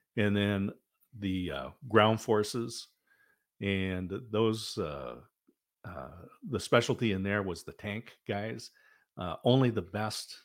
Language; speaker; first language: English; native; English